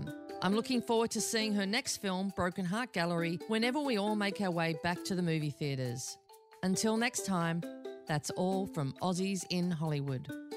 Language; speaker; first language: English; native; English